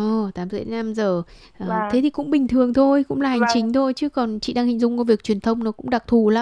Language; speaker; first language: Vietnamese; native; Vietnamese